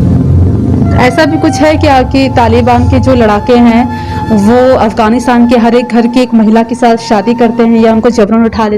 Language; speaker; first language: Hindi; native; Hindi